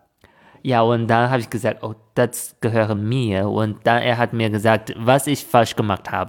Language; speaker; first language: German; non-native, fluent; Chinese